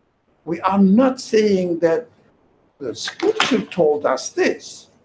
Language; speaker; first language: English; non-native, fluent; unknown